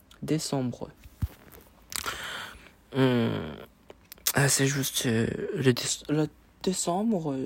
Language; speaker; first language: French; non-native, learner; Chinese